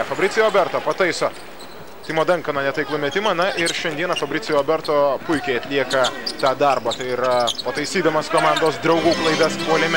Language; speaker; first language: Lithuanian; native; Lithuanian